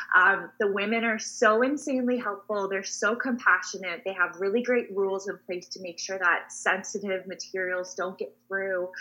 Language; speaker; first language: English; native; English